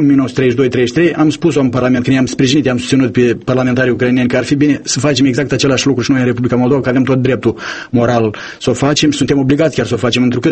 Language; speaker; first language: Romanian; native; Romanian